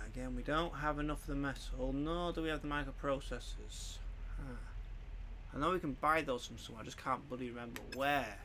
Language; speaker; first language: English; native; English